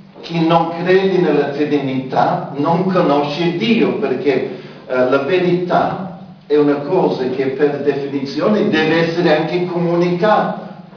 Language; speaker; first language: Italian; non-native, fluent; English